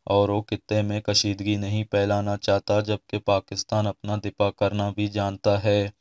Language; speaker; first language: Urdu; non-native, local second language; Baluchi